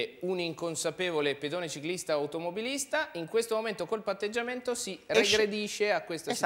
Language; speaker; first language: Italian; native; Italian